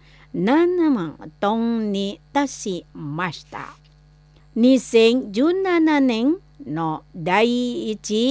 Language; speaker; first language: Japanese; non-native, fluent; Indonesian